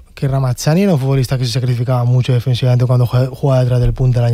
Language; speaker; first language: Spanish; native; Spanish